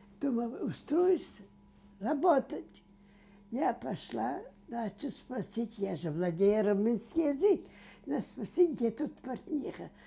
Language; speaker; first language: Russian; non-native, local second language; Yiddish